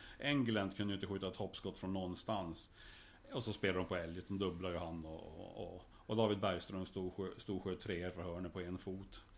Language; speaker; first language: Swedish; native; Swedish